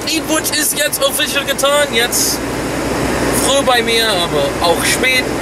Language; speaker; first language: German; non-native, learner; English